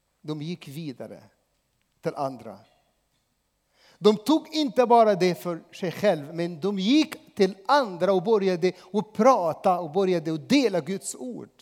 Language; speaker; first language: Swedish; non-native, fluent; Arabic